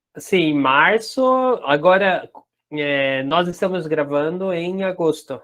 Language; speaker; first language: Portuguese; native; Portuguese